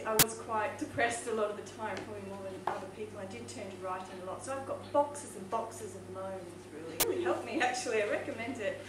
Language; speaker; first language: English; native; English